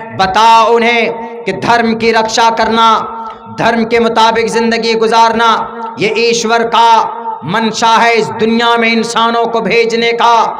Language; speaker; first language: Urdu; native; Urdu